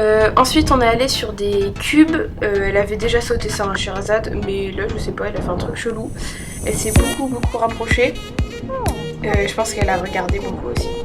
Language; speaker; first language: French; native; French